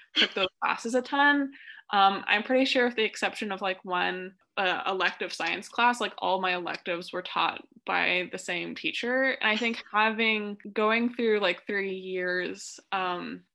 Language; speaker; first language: English; native; English